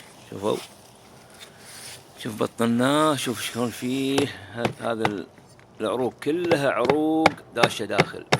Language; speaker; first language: Arabic; native; Arabic